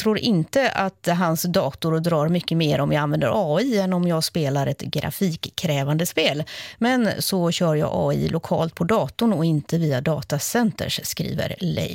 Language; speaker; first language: Swedish; native; Swedish